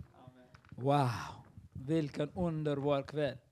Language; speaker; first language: Swedish; non-native, learner; Tigrinya